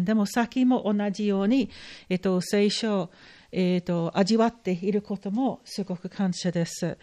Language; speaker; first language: Japanese; non-native, fluent; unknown